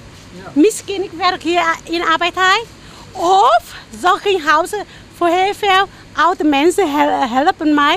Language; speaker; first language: Dutch; non-native, learner; Vietnamese